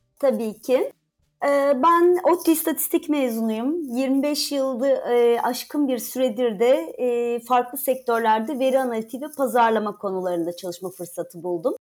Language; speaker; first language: Turkish; native; Turkish